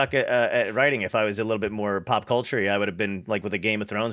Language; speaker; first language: English; native; English